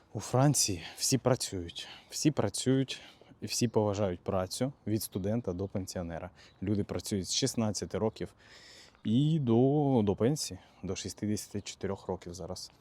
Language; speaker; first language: Ukrainian; native; Ukrainian